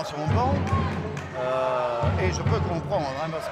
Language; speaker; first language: French; native; French